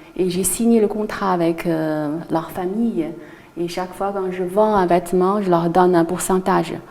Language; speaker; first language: French; non-native, fluent; Chinese